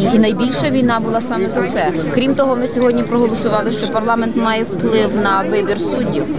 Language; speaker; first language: Ukrainian; native; Ukrainian